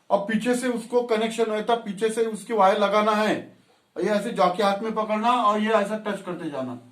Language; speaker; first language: Hindi; non-native, local second language; Marathi